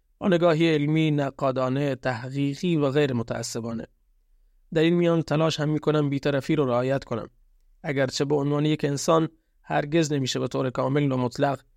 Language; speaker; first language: Persian; non-native, local second language; Baluchi